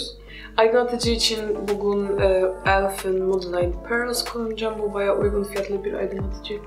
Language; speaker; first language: Turkish; non-native, fluent; Polish